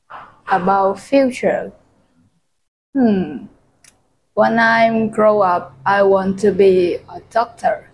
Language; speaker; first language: English; non-native, learner; Vietnamese